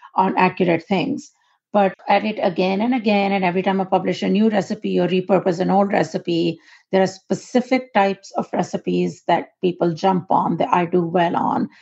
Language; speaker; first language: English; non-native, local second language; Urdu